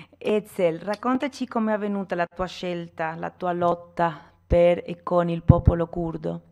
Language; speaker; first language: Italian; non-native, fluent; Spanish